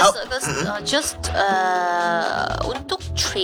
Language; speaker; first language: Indonesian; non-native, learner; Korean